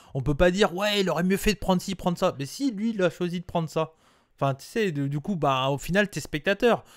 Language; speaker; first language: French; native; French